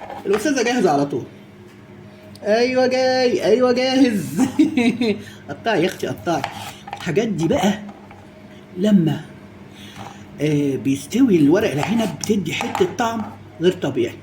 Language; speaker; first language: Arabic; native; Arabic